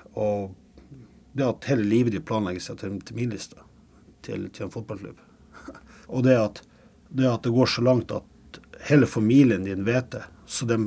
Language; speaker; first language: Norwegian; early bilingual, other home language; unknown